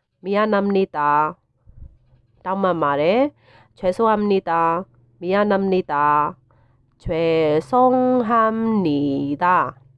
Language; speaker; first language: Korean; non-native, fluent; Burmese